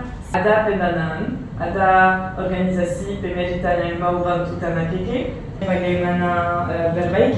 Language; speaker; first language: Indonesian; non-native, learner; French